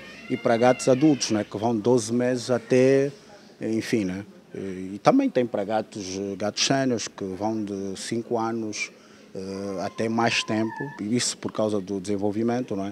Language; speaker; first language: Portuguese; native; Portuguese